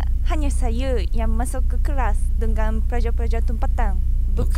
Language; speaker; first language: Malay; non-native, fluent; Japanese